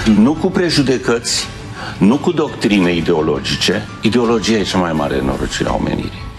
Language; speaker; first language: Romanian; native; Romanian